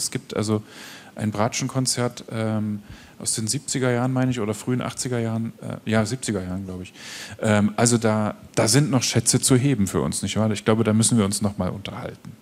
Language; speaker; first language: German; native; German